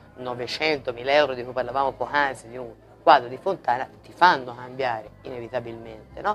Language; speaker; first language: Italian; native; Italian